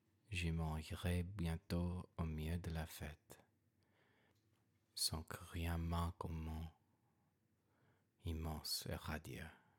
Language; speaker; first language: French; non-native, learner; English